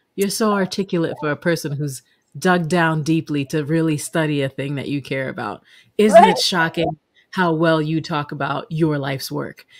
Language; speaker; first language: English; native; English